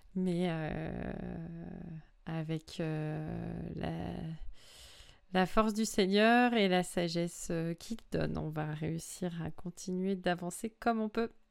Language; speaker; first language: French; native; French